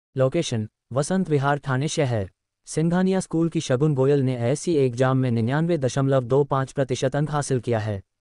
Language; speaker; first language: Hindi; native; Hindi